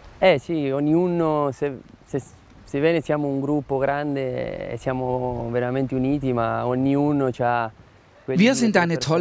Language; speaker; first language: Italian; non-native, fluent; Spanish